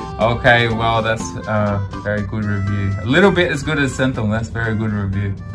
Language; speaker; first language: English; native; English